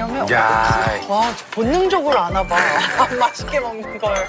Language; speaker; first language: Korean; native; Korean